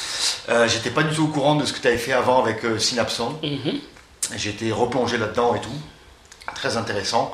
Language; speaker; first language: French; native; French